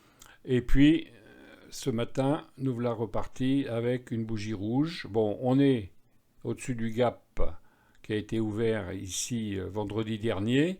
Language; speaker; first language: French; native; French